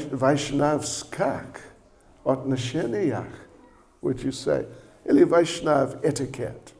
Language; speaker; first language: Russian; non-native, learner; English